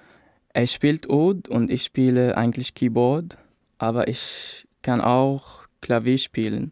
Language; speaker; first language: German; non-native, fluent; Arabic